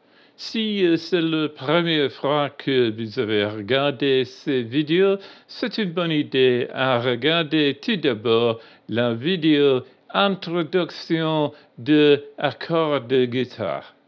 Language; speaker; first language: French; non-native, learner; English